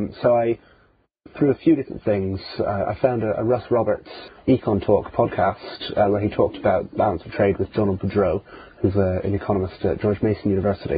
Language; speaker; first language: English; native; English